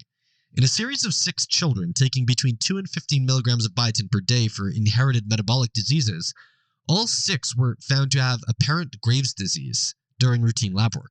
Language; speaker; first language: English; native; English